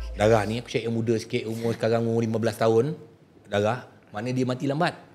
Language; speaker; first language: Malay; native; Malay